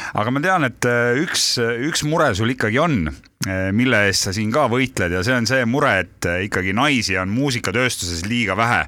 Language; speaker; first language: Estonian; native; Estonian